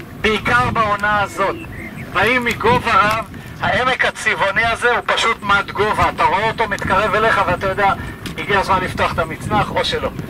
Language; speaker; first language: Hebrew; native; Hebrew